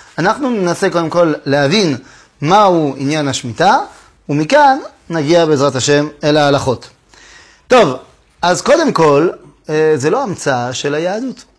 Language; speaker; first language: Hebrew; non-native, fluent; French